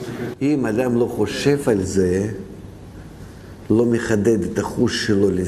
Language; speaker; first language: Hebrew; non-native, fluent; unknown